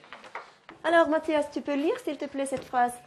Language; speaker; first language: French; non-native, fluent; Norwegian